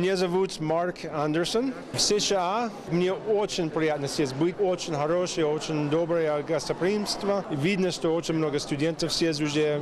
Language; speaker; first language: Russian; non-native, fluent; English